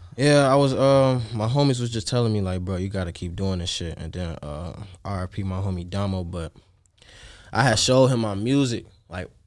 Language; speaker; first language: English; native; English